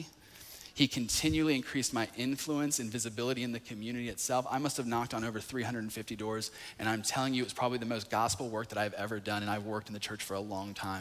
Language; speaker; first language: English; native; English